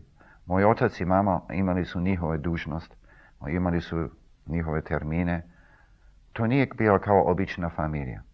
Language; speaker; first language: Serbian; early bilingual, heritage; Serbian